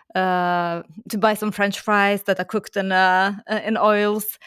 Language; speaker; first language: English; non-native, fluent; Norwegian